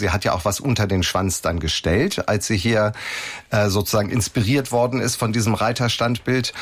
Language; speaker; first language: German; native; German